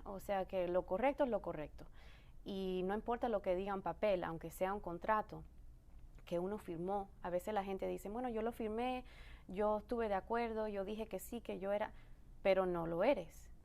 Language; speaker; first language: Spanish; early bilingual, other home language; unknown